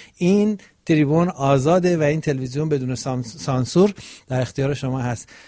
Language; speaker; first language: Persian; native; Persian